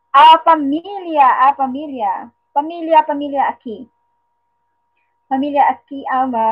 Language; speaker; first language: Spanish; non-native, learner; Filipino